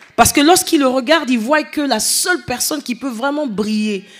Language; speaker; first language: French; non-native, local second language; Lingala